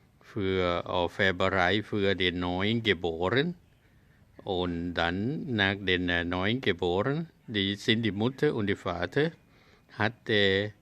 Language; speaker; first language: German; non-native, learner; Thai